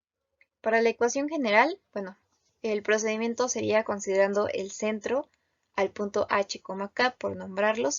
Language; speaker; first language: Spanish; native; Spanish